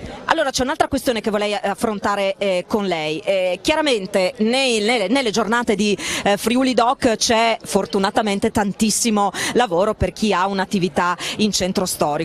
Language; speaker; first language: Italian; native; Italian